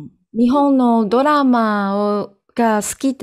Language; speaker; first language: Japanese; non-native, learner; Chinese